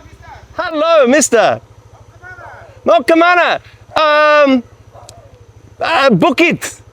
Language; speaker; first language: Indonesian; non-native, learner; English